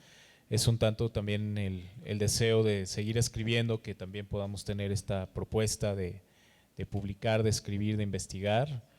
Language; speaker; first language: Spanish; native; Spanish